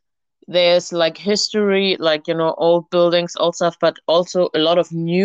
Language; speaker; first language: English; non-native, fluent; German